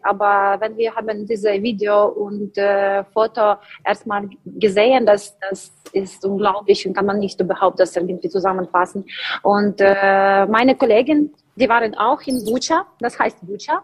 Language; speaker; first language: German; non-native, learner; Ukrainian